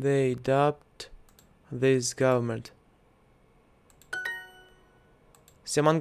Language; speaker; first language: English; non-native, learner; Russian